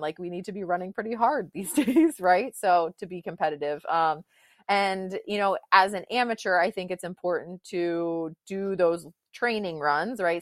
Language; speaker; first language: English; native; English